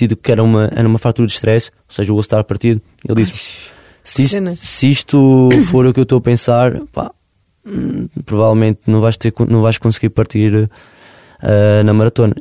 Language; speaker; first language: Portuguese; native; Portuguese